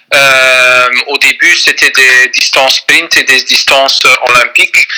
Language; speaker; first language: French; non-native, fluent; Dutch